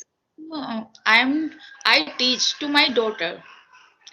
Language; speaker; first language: English; non-native, learner; Hindi